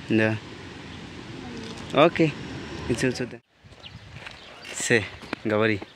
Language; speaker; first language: Russian; non-native, learner; Bangla